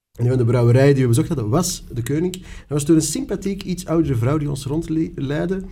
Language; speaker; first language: Dutch; native; Dutch